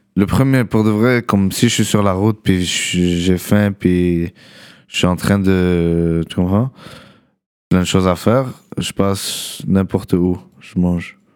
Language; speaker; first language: French; early bilingual, other home language; Arabic